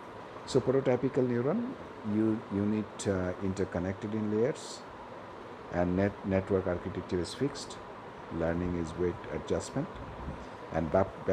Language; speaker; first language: English; non-native, local second language; Bangla